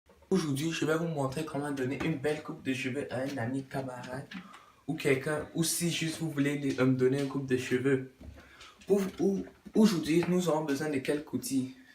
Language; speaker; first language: French; non-native, local second language; English